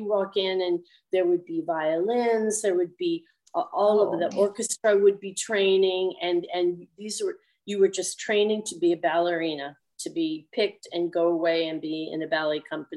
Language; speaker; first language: English; native; English